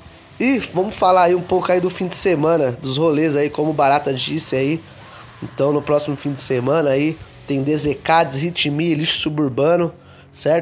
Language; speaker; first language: Portuguese; native; Portuguese